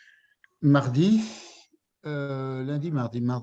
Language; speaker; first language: French; native; French